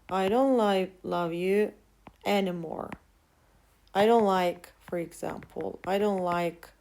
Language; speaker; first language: English; non-native, fluent; Turkish